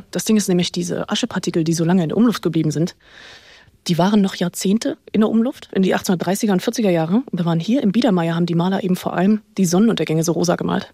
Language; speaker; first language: German; native; German